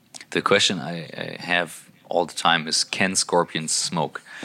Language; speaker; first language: English; non-native, fluent; German